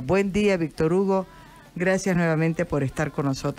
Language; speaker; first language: Spanish; native; Spanish